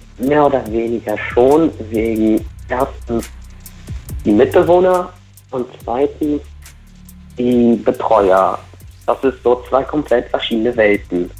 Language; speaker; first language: German; non-native, fluent; Portuguese